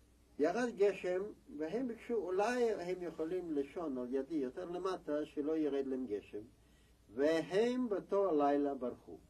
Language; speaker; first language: Hebrew; non-native, fluent; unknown